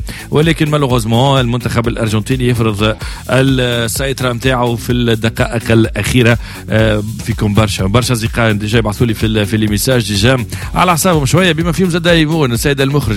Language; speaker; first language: Arabic; native; Arabic